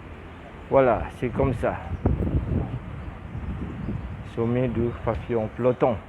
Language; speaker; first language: French; non-native, learner; Indonesian